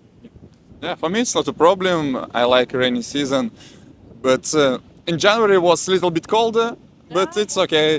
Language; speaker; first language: English; non-native, learner; Russian